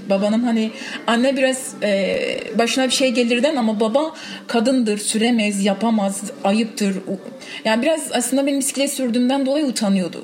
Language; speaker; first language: Turkish; non-native, local second language; Kurdish